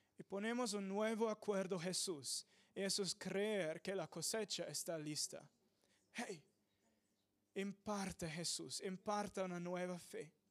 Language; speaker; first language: Spanish; non-native, fluent; English